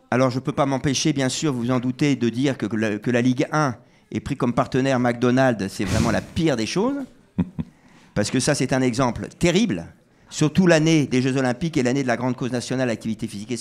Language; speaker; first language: French; native; French